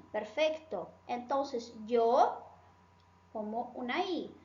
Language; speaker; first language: Spanish; non-native, fluent; Portuguese